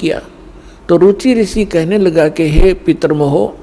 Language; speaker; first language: Hindi; native; Hindi